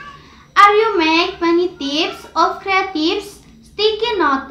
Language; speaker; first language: English; non-native, learner; Indonesian